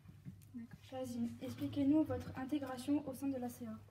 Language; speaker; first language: French; native; French